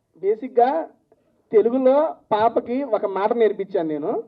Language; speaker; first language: Telugu; native; Telugu